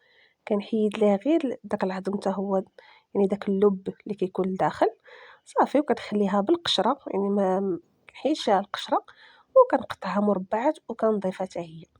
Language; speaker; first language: Arabic; native; Arabic